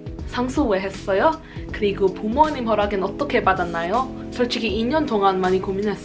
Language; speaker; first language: Korean; early bilingual, heritage; Korean